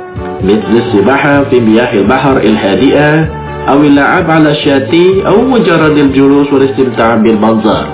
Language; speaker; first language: Arabic; non-native, fluent; Indonesian